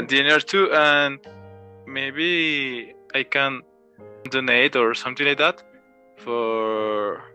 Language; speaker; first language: English; non-native, learner; Spanish